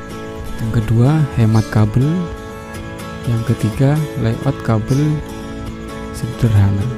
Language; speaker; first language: Indonesian; native; Indonesian